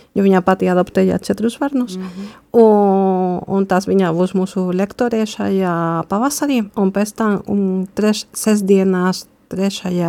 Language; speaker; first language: Latvian; non-native, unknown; Spanish